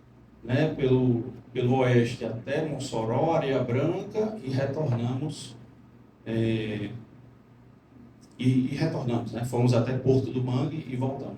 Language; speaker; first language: Portuguese; native; Portuguese